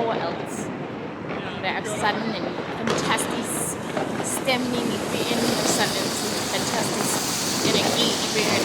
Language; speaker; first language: Danish; non-native, fluent; English